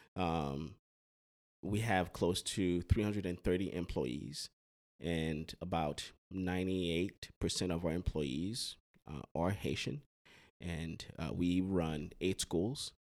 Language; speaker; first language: English; early bilingual, other home language; Haitian Creole